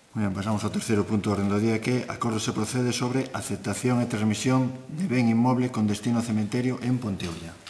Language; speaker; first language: Galician; native; Galician